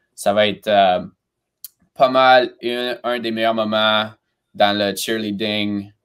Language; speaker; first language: French; early bilingual, other home language; Romanian